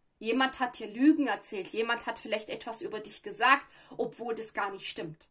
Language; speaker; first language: German; non-native, fluent; Italian